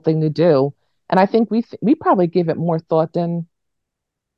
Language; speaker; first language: English; native; English